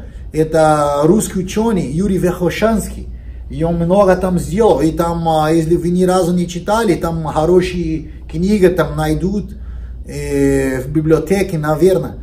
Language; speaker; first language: Russian; non-native, learner; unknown